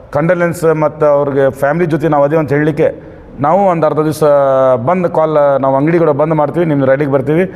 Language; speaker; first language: Kannada; non-native, local second language; Urdu